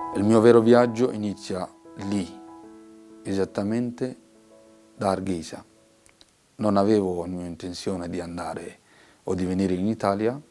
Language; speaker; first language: Italian; non-native, fluent; Somali